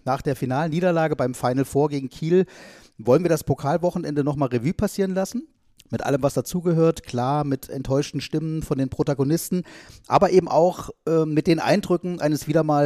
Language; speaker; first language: German; native; German